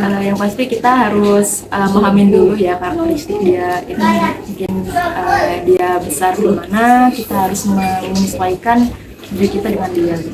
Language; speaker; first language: Indonesian; native; Indonesian